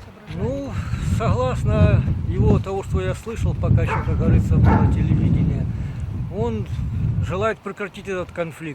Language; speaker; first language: Russian; native; Russian